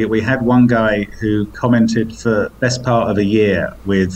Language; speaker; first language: English; native; English